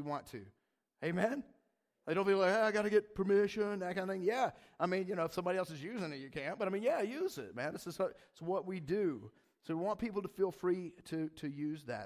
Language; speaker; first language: English; native; English